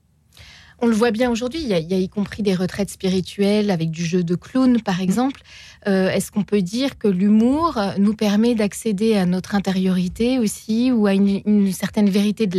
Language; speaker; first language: French; native; French